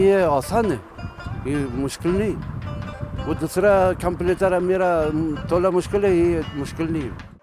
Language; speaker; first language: Hindi; non-native, local second language; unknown